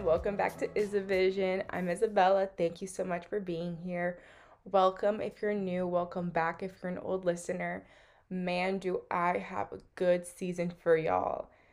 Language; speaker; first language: English; early bilingual, other home language; Portuguese